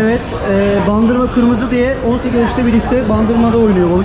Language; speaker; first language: Turkish; native; Turkish